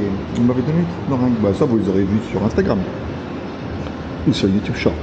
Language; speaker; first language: French; native; French